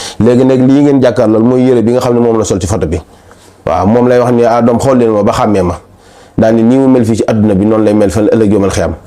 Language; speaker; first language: Wolof; native; Wolof